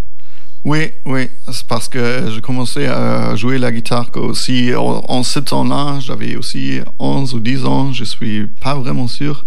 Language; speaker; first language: French; non-native, learner; German